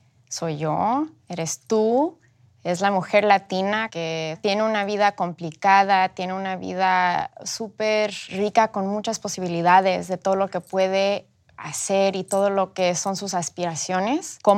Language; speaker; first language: English; early bilingual, other home language; Spanish